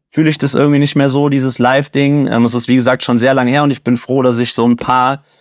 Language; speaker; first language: German; native; German